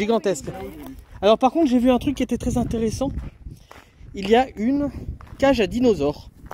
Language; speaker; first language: French; native; French